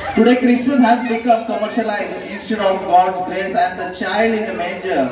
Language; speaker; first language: English; non-native, local second language; Marathi